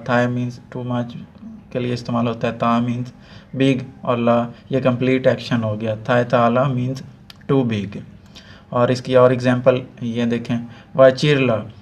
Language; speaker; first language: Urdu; non-native, local second language; Punjabi